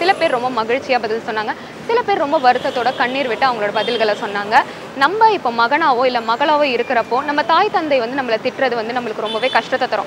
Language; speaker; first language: Tamil; native; Tamil